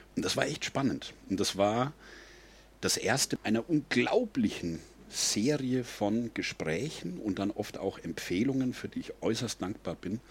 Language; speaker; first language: German; native; German